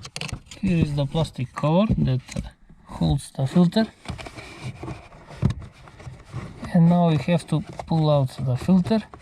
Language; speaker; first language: English; non-native, fluent; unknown